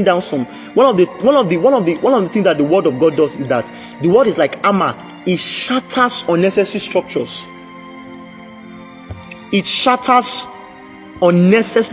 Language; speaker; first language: English; non-native, local second language; Yoruba